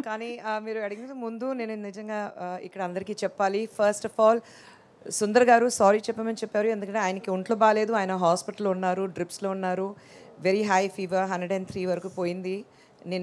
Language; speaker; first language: Telugu; non-native, local second language; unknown